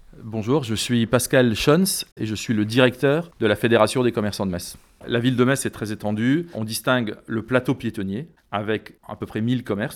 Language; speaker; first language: French; native; French